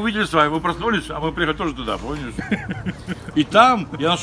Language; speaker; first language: Russian; native; Russian